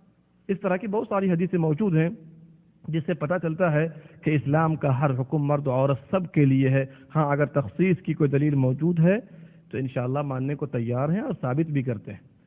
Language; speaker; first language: Urdu; native; Urdu